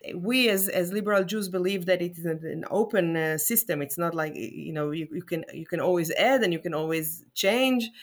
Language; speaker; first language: English; non-native, fluent; Hebrew